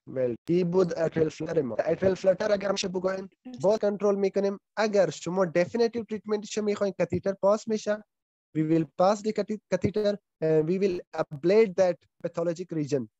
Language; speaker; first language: English; non-native, fluent; Pashto